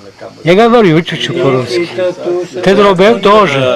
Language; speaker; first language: Russian; non-native, learner; French